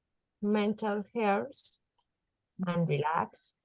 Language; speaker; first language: English; non-native, learner; Spanish